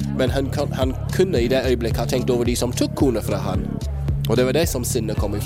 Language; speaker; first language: Norwegian; non-native, fluent; English